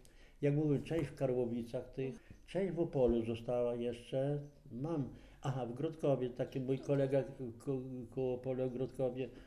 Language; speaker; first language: Polish; native; Polish